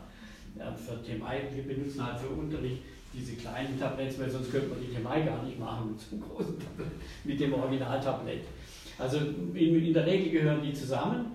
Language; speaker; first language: German; native; German